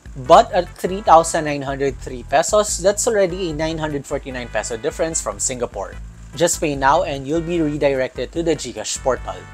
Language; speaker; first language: English; non-native, local second language; Filipino